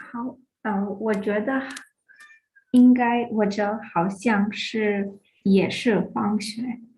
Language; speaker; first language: Chinese; non-native, fluent; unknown